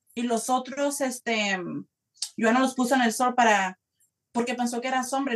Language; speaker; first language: Spanish; early bilingual, heritage; Spanish